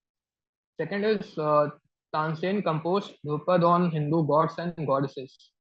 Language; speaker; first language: English; non-native, local second language; Hindi